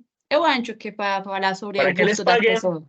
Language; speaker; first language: Portuguese; non-native, learner; Spanish